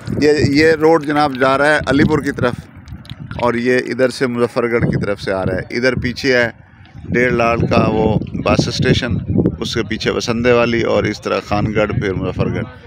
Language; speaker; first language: Urdu; non-native, local second language; Punjabi